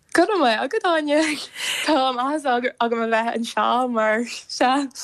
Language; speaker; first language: Irish; non-native, local second language; English